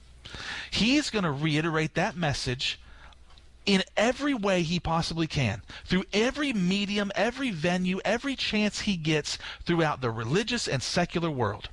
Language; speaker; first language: English; native; English